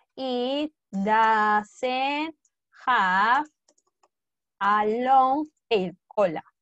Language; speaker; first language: English; non-native, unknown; Spanish